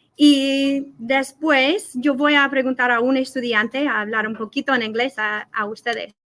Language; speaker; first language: Spanish; non-native, fluent; English